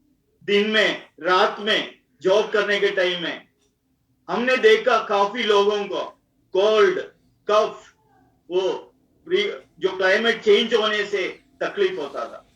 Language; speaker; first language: Hindi; non-native, local second language; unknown